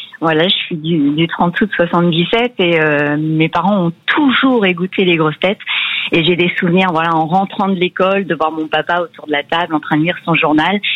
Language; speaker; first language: French; native; French